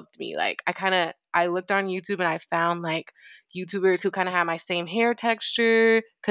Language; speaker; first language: English; native; English